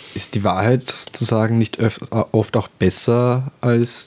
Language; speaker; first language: German; native; German